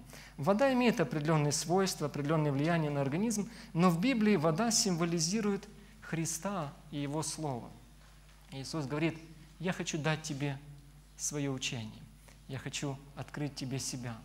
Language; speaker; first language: Russian; native; Russian